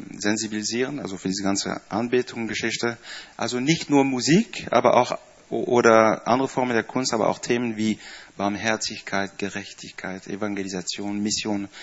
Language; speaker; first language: German; non-native, fluent; Dutch